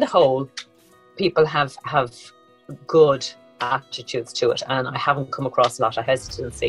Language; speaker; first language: English; native; English